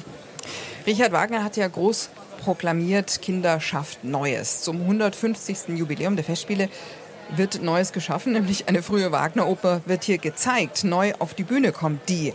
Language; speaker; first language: German; native; German